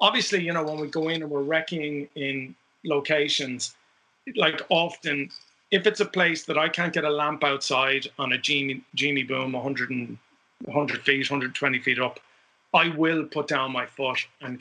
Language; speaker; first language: English; native; English